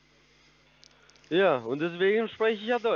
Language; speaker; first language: German; non-native, fluent; Russian